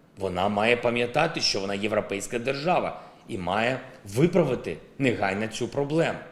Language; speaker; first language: Ukrainian; non-native, local second language; Russian